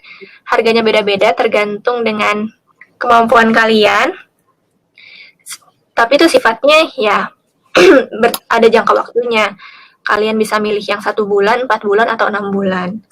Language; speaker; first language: Indonesian; native; Indonesian